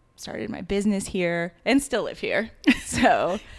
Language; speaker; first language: English; early bilingual, other home language; French